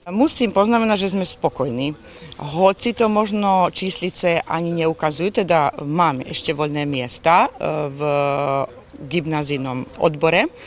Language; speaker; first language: Slovak; native; Slovak